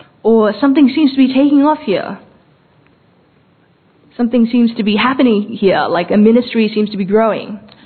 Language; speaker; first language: English; early bilingual, other home language; Chinese